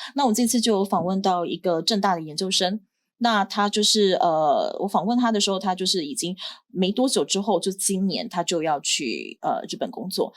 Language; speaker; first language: Chinese; native; Chinese